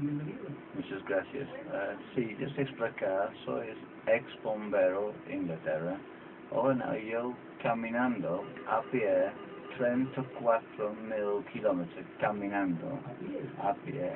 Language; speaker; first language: Spanish; non-native, learner; English